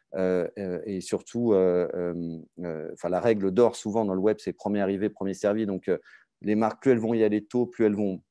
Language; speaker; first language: French; native; French